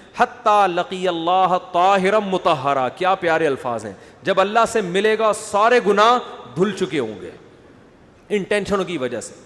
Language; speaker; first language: Urdu; native; Urdu